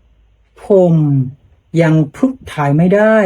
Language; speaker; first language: Thai; non-native, fluent; Burmese